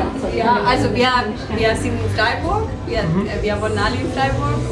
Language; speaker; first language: German; non-native, fluent; Spanish